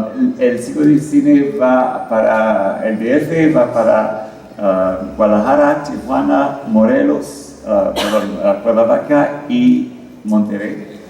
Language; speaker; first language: Spanish; non-native, fluent; French